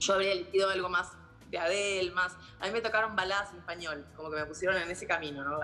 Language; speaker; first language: Spanish; native; Spanish